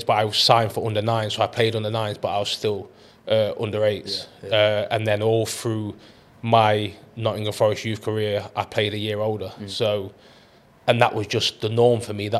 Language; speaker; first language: English; native; English